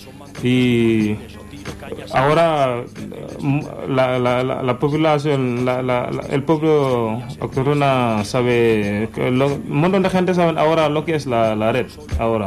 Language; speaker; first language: Spanish; non-native, learner; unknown